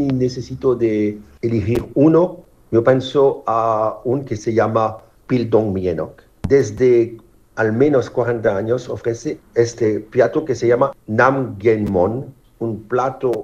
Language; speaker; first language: Spanish; non-native, learner; French